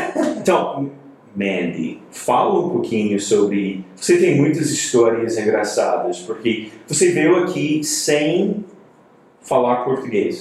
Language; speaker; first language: Portuguese; non-native, fluent; English